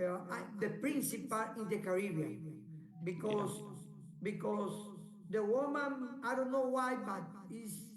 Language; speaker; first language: English; non-native, learner; Spanish